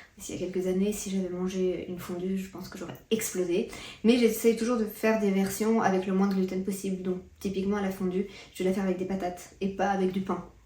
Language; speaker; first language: French; early bilingual, other home language; Portuguese